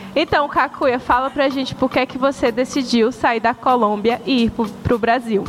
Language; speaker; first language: Portuguese; native; Portuguese